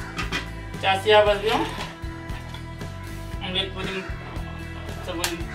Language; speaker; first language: Russian; non-native, learner; Hindi